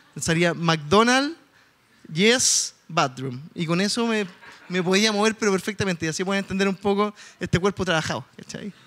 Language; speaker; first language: Spanish; native; Spanish